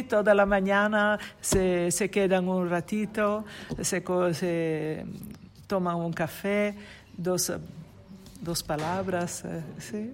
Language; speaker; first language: Spanish; non-native, learner; Italian